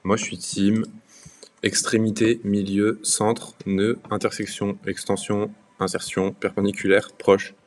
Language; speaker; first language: French; native; French